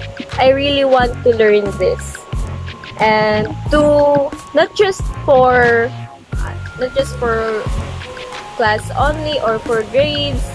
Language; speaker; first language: English; non-native, local second language; Filipino